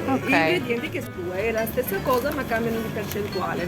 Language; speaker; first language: Italian; native; Italian